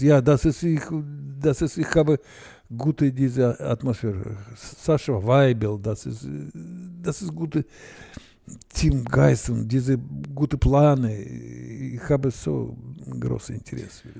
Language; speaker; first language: German; non-native, learner; Russian